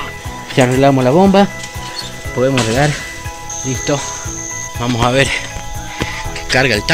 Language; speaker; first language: Spanish; native; Spanish